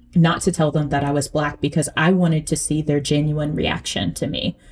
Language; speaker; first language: English; early bilingual, other home language; Akan